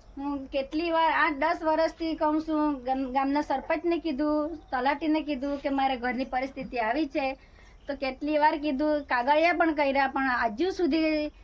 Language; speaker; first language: Gujarati; native; Gujarati